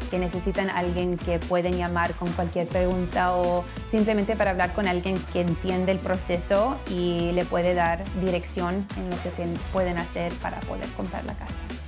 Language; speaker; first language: Spanish; early bilingual, heritage; Spanish